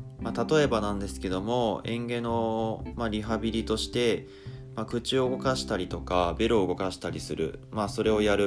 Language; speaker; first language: Japanese; native; Japanese